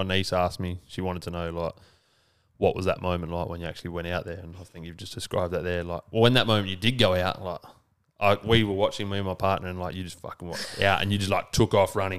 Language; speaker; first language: English; native; English